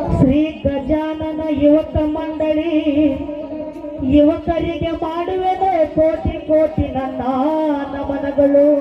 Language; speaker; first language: Kannada; non-native, local second language; Lambadi